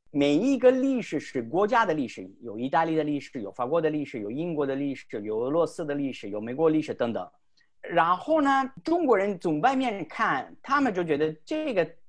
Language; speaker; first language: Chinese; non-native, fluent; Italian